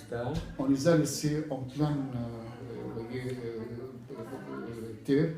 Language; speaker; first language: French; non-native, fluent; Arabic